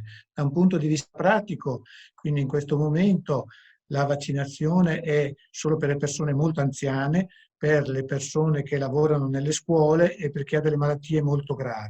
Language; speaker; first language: Italian; native; Italian